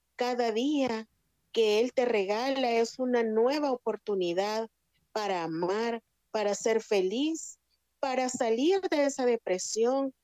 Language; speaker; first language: Spanish; native; Spanish